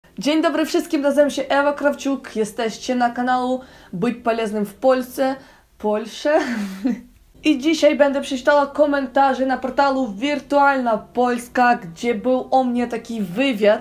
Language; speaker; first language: Polish; non-native, learner; Ukrainian